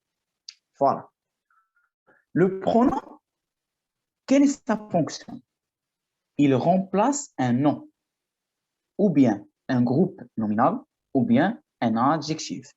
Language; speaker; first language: French; non-native, fluent; Arabic